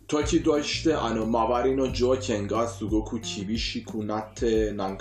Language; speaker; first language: Japanese; non-native, fluent; Persian